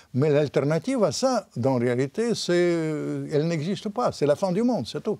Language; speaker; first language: French; non-native, fluent; Russian